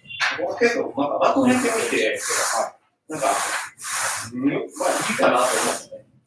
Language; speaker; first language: Japanese; native; Japanese